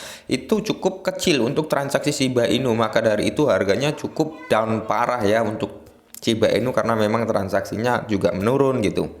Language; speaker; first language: Indonesian; native; Indonesian